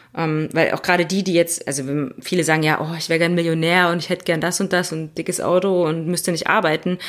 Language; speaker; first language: German; native; German